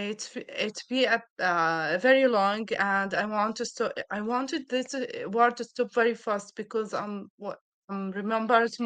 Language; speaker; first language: English; non-native, learner; Arabic